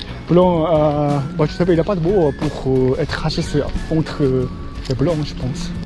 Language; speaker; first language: French; non-native, learner; Korean